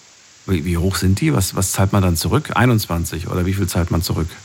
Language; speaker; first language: German; native; German